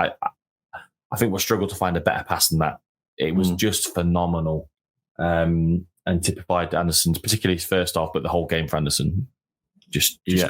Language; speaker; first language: English; native; English